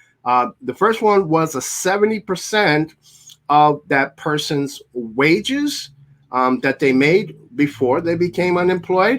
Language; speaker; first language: English; native; English